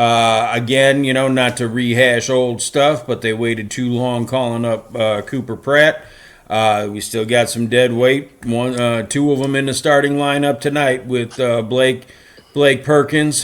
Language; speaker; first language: English; native; English